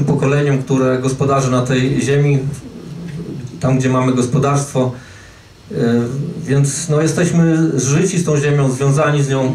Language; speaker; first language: Polish; native; Polish